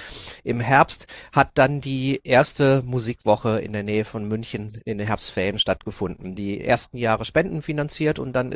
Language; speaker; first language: German; native; German